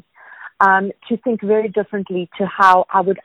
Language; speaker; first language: English; native; English